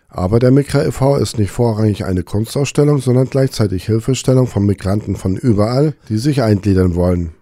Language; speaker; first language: German; native; German